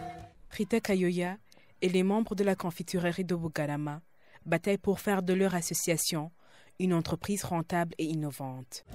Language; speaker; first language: French; non-native, local second language; Rundi